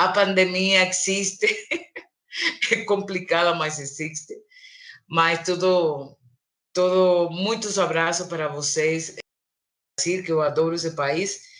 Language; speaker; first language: Portuguese; non-native, learner; Spanish